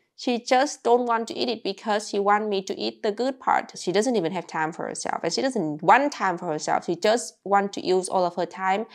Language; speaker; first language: English; non-native, fluent; Vietnamese